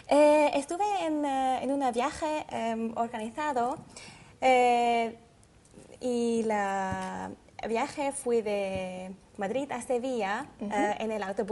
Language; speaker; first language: Spanish; non-native, learner; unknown